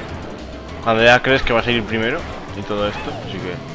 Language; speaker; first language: Spanish; native; Spanish